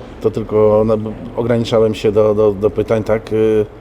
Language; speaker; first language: Polish; native; Polish